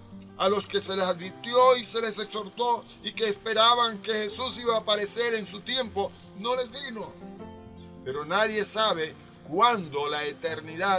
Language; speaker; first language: Spanish; native; Spanish